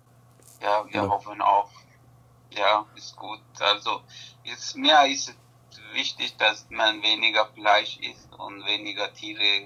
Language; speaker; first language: German; non-native, learner; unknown